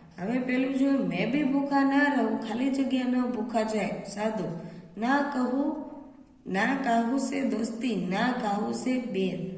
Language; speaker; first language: Hindi; non-native, local second language; Gujarati